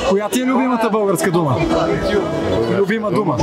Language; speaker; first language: Bulgarian; native; Bulgarian